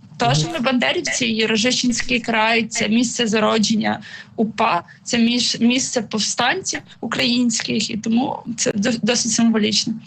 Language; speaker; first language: Ukrainian; native; Ukrainian